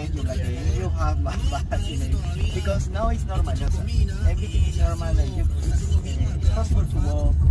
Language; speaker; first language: English; non-native, learner; Spanish